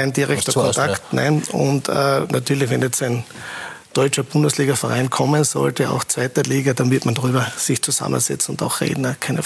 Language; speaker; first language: German; native; German